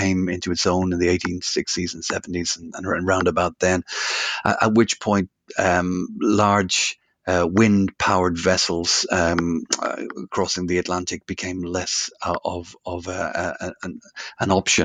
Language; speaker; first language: English; native; English